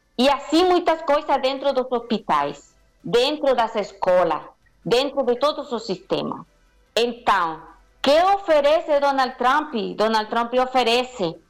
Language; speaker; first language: Portuguese; non-native, learner; Spanish